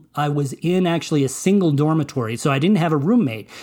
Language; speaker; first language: English; native; English